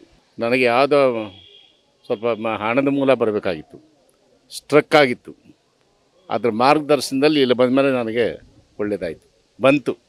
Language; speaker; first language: Kannada; native; Kannada